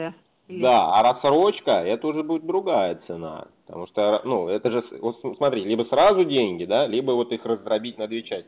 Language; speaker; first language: Russian; native; Russian